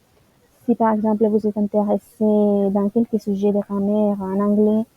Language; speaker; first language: French; non-native, learner; Spanish